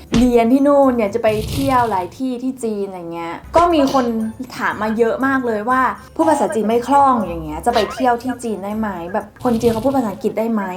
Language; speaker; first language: Thai; native; Thai